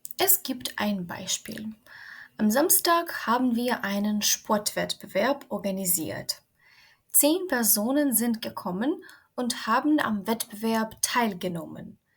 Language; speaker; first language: German; non-native, fluent; Ukrainian